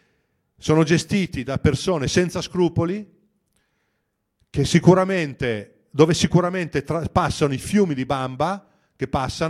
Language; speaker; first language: Italian; native; Italian